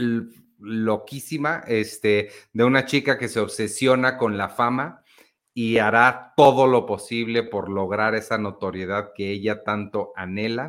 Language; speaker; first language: Spanish; native; Spanish